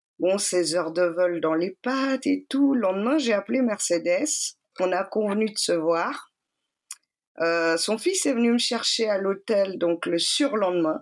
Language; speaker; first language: French; native; French